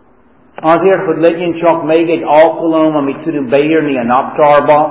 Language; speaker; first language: Hungarian; non-native, fluent; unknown